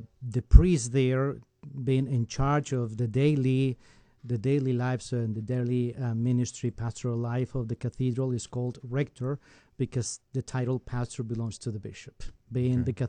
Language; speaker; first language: English; non-native, fluent; Spanish